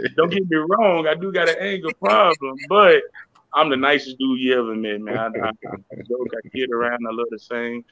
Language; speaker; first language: English; native; English